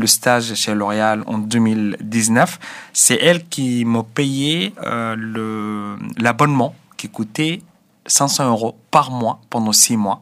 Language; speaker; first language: French; non-native, fluent; Arabic